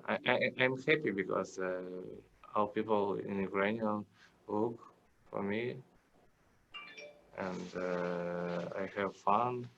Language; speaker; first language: English; non-native, learner; Russian